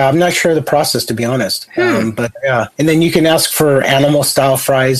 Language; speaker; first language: English; native; English